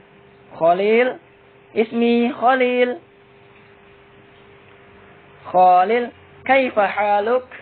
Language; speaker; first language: Arabic; non-native, fluent; Indonesian